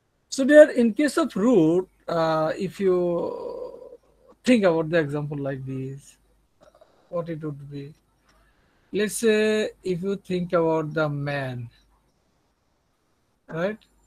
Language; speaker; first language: English; non-native, local second language; Bangla